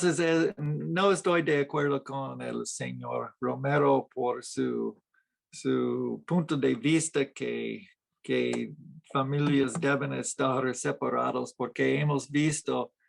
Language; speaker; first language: Spanish; non-native, fluent; English